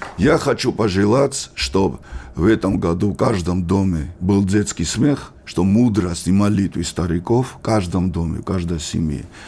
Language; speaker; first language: Russian; non-native, local second language; Georgian